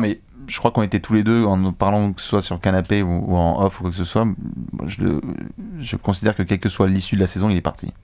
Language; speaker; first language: French; native; French